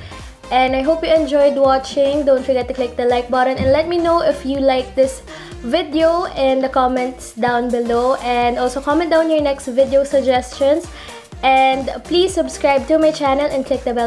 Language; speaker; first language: English; non-native, local second language; Filipino